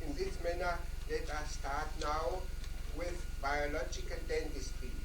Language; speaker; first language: English; non-native, fluent; German